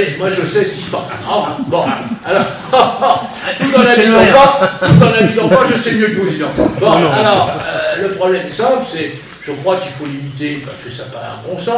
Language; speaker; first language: French; native; French